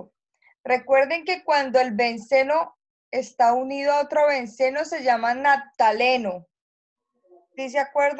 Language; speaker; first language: Spanish; native; Spanish